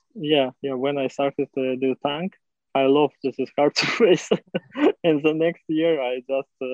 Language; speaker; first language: English; non-native, learner; Russian